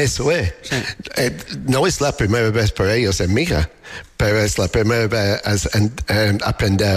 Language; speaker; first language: Spanish; non-native, fluent; English